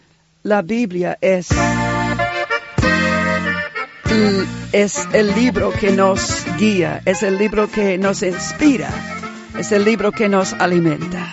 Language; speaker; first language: Spanish; non-native, fluent; English